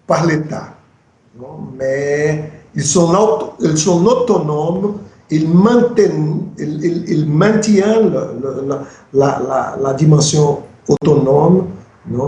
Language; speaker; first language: French; non-native, fluent; Portuguese